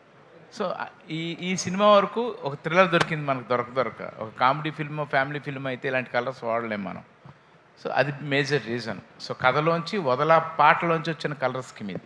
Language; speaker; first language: Telugu; native; Telugu